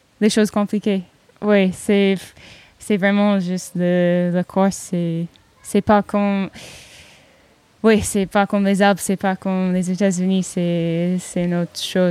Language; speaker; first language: French; non-native, learner; English